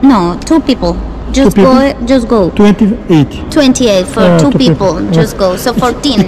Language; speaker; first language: English; non-native, fluent; Spanish